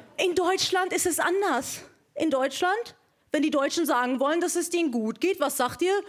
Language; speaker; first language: German; early bilingual, other home language; Persian